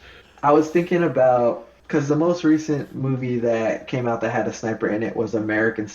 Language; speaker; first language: English; native; English